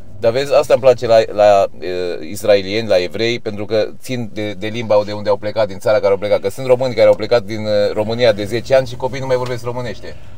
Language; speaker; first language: Romanian; native; Romanian